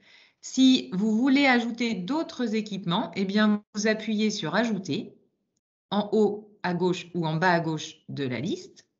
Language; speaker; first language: French; native; French